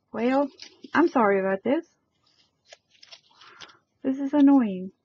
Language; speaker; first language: English; native; English